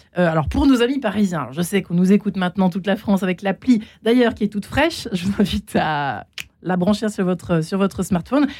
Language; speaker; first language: French; native; French